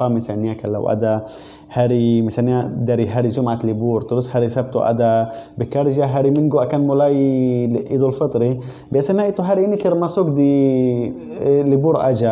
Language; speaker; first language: Indonesian; non-native, learner; Arabic